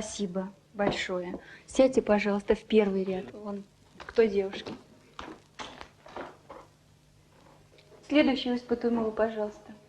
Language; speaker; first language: Russian; native; Russian